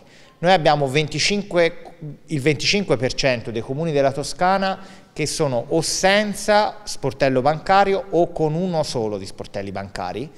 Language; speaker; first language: Italian; native; Italian